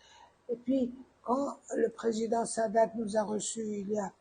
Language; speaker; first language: French; non-native, fluent; Persian